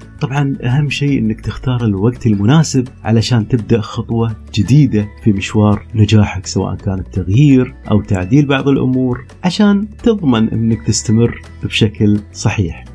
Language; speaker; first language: Arabic; native; Arabic